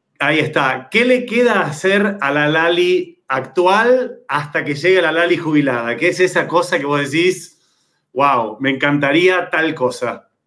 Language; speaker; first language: Spanish; native; Spanish